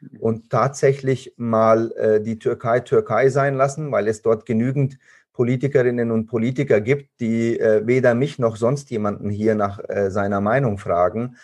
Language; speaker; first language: German; early bilingual, other home language; Turkish